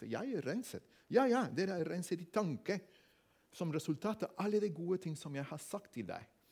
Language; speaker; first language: Norwegian; non-native, fluent; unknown